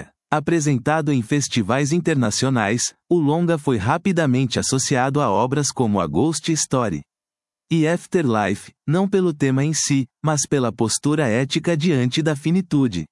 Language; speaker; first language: Portuguese; native; Portuguese